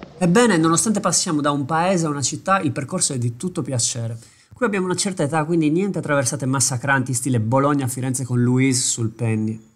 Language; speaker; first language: Italian; native; Italian